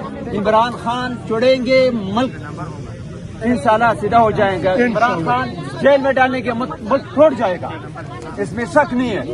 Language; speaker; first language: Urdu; non-native, local second language; Pashto